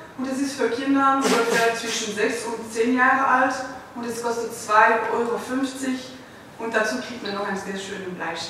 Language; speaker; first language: German; non-native, fluent; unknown